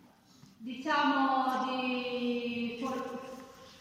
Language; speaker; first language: Italian; non-native, learner; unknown